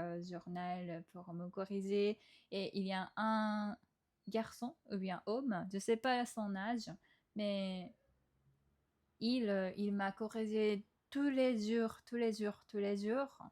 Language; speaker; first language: French; non-native, fluent; Japanese